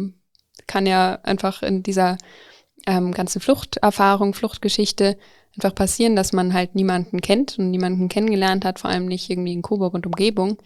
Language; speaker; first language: German; native; German